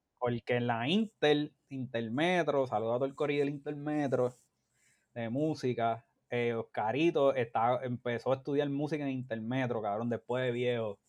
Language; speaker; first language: Spanish; native; Spanish